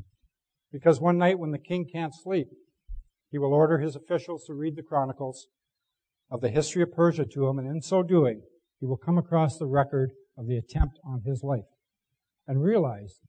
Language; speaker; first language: English; native; English